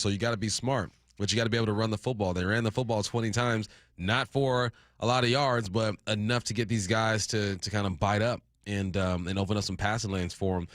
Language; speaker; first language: English; native; English